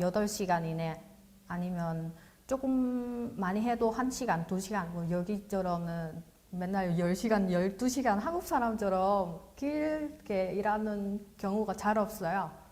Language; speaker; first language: Korean; non-native, fluent; Vietnamese